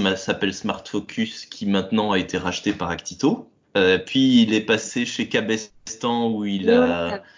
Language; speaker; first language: French; native; French